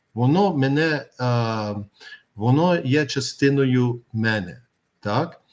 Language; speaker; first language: Ukrainian; early bilingual, heritage; Ukrainian